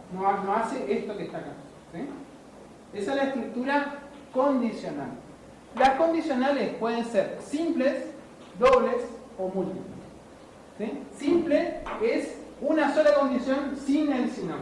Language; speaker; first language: Spanish; native; Spanish